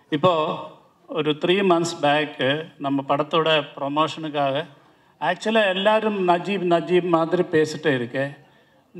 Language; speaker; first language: Tamil; non-native, learner; Malayalam